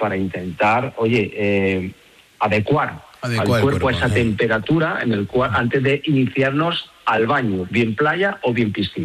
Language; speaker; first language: Spanish; native; Spanish